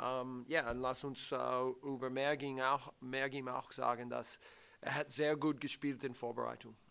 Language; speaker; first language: German; non-native, learner; English